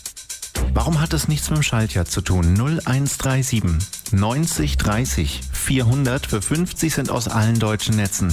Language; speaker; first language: German; native; German